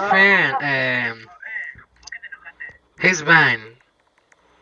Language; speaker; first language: English; non-native, learner; Spanish